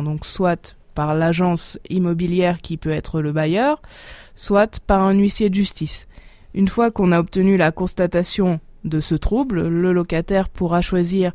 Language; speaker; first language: French; native; French